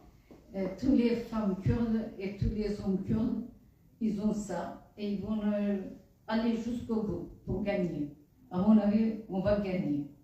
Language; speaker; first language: French; non-native, fluent; Kurdish